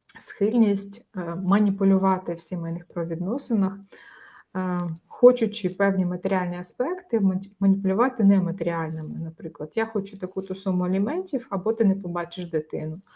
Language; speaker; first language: Ukrainian; native; Ukrainian